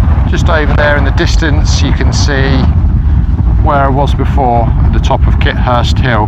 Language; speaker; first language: English; native; English